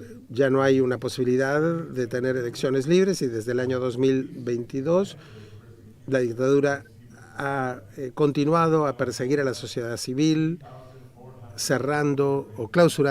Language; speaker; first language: Spanish; native; Spanish